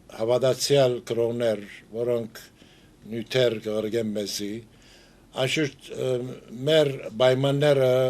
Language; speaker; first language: Armenian; early bilingual, heritage; Armenian